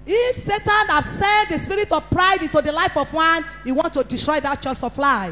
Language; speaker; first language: English; non-native, local second language; Yoruba